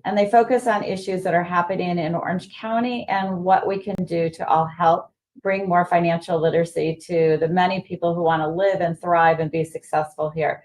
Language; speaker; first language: English; native; English